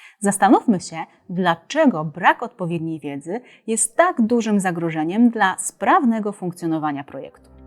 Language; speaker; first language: Polish; native; Polish